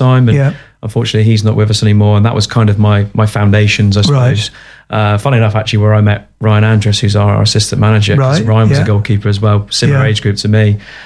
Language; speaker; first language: English; native; English